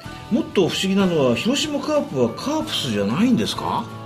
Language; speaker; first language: Japanese; native; Japanese